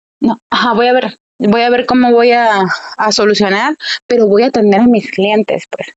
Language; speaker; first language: Spanish; early bilingual, heritage; Spanish